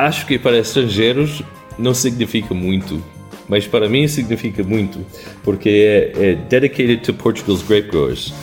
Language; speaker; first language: Portuguese; non-native, fluent; English